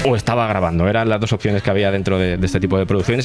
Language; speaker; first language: Spanish; native; Spanish